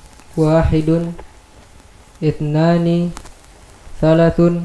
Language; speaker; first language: Arabic; non-native, learner; Indonesian